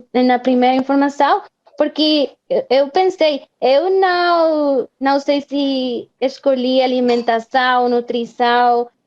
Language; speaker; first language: Portuguese; non-native, fluent; Spanish